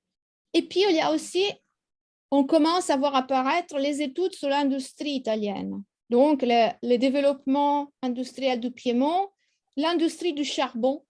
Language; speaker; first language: French; non-native, fluent; Italian